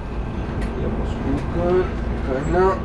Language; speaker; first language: German; non-native, learner; Arabic